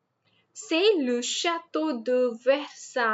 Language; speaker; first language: French; non-native, fluent; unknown